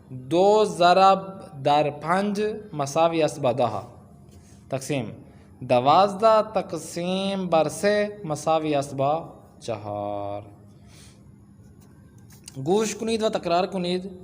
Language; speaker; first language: Persian; non-native, fluent; Urdu